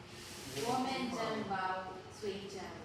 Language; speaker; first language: Chinese; non-native, learner; Filipino